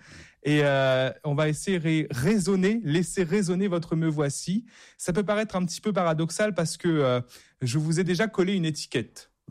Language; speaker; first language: French; native; French